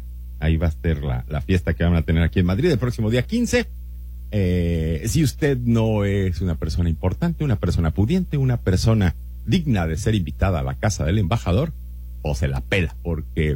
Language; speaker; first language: Spanish; native; Spanish